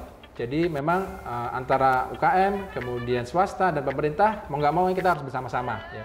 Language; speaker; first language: Indonesian; native; Indonesian